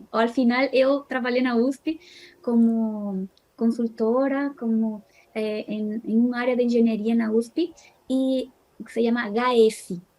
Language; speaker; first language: Portuguese; non-native, fluent; Spanish